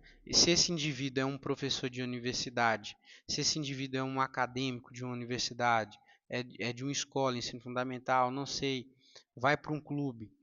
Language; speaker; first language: Portuguese; native; Portuguese